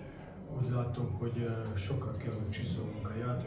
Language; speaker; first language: Hungarian; non-native, fluent; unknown